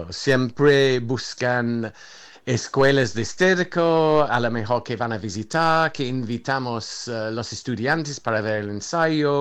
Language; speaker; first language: Spanish; non-native, fluent; English